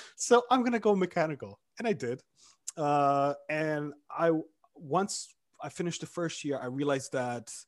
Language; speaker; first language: English; early bilingual, other home language; Romanian